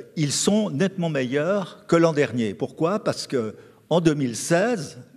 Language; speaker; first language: French; native; French